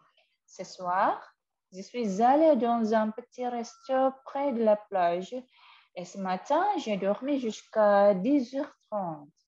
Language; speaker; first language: French; non-native, fluent; Indonesian